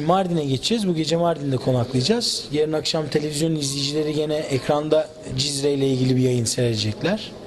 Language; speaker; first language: Turkish; native; Turkish